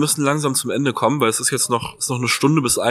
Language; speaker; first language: German; native; German